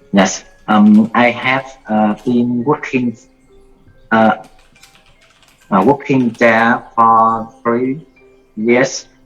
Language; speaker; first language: English; non-native, learner; Vietnamese